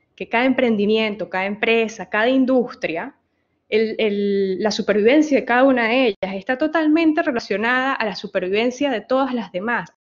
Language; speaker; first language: Spanish; native; Spanish